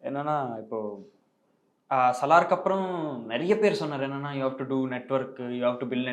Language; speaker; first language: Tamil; non-native, learner; Telugu